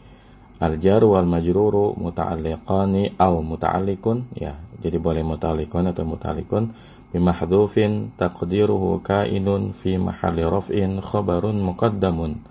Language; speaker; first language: Arabic; non-native, fluent; Indonesian